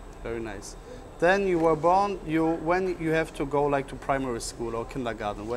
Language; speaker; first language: English; non-native, learner; German